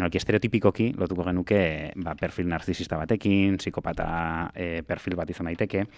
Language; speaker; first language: Basque; native; Basque